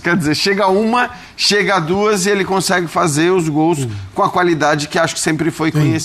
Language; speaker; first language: Portuguese; native; Portuguese